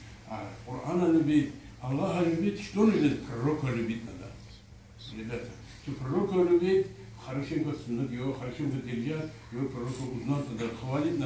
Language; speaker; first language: Russian; non-native, local second language; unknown